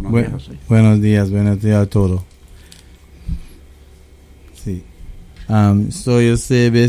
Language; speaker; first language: Spanish; early bilingual, heritage; English